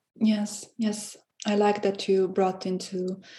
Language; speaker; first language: English; non-native, fluent; Romanian